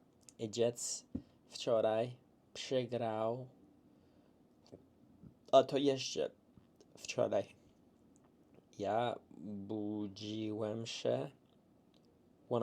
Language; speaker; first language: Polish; early bilingual, heritage; English